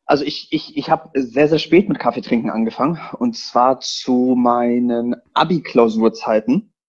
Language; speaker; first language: German; early bilingual, other home language; Polish